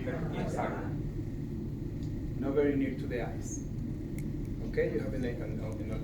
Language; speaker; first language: English; non-native, learner; Spanish